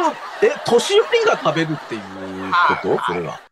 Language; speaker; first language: Japanese; native; Japanese